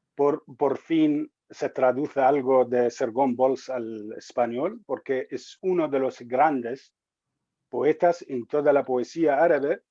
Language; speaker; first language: Spanish; non-native, fluent; Arabic